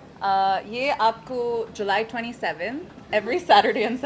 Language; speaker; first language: Hindi; non-native, local second language; English